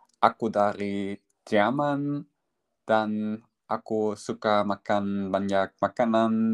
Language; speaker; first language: Indonesian; non-native, learner; German